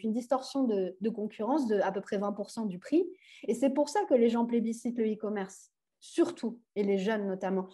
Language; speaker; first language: French; native; French